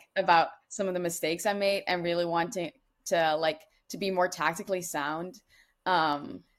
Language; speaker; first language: English; non-native, fluent; Dutch